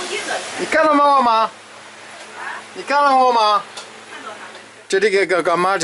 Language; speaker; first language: Chinese; non-native, learner; French